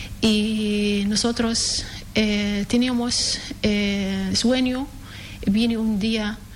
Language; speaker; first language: Spanish; non-native, learner; Arabic